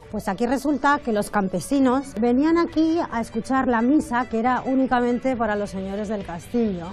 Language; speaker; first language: Spanish; native; Spanish